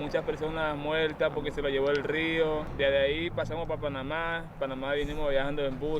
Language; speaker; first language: Spanish; native; Spanish